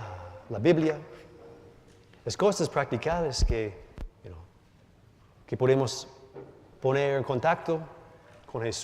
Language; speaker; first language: Spanish; non-native, learner; English